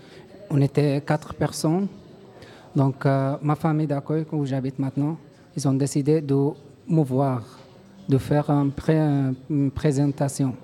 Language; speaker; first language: French; non-native, learner; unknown